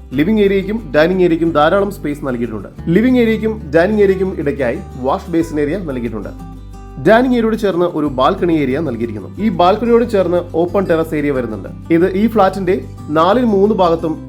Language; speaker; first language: Malayalam; native; Malayalam